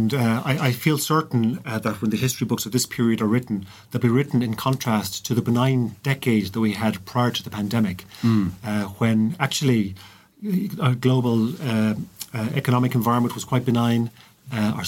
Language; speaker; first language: English; native; English